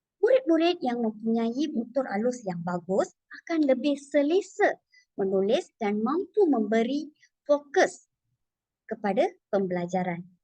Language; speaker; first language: Malay; non-native, local second language; Tamil